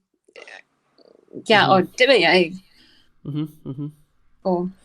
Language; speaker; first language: Danish; non-native, learner; Spanish